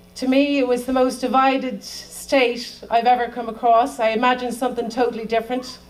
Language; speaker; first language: English; native; English